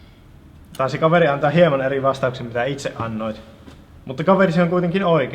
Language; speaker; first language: Finnish; native; Finnish